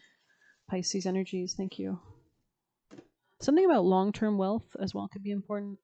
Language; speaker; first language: English; native; English